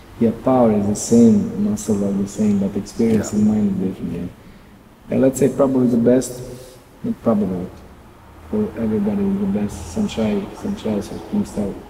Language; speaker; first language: English; non-native, learner; Serbian